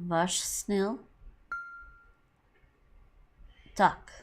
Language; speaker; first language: Norwegian; non-native, learner; English